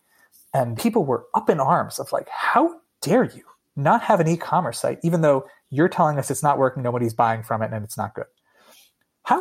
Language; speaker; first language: English; native; English